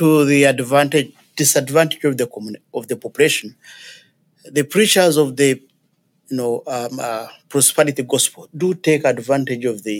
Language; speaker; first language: English; non-native, local second language; Ganda